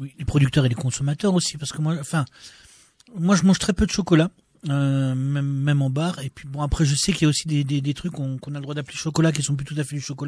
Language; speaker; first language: French; native; French